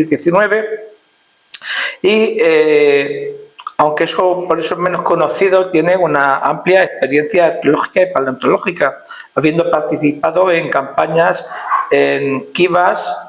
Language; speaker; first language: Spanish; native; Spanish